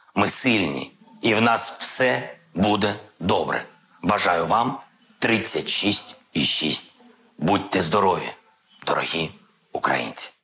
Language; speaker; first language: Ukrainian; non-native, local second language; Russian